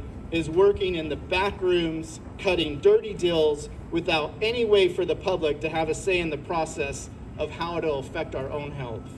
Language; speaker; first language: English; native; English